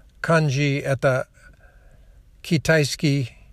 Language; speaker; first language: Russian; non-native, learner; English